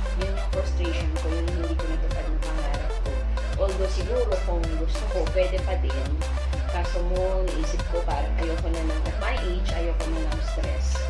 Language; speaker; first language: Filipino; non-native, local second language; Iloko